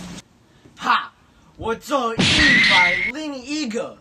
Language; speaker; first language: Chinese; non-native, learner; English